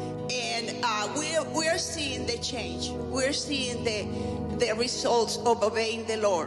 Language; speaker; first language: English; non-native, fluent; Spanish